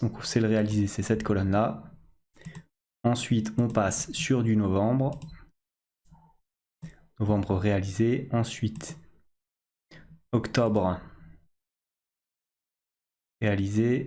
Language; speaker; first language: French; native; French